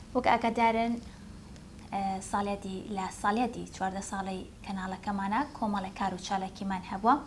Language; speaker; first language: Central Kurdish; native; Central Kurdish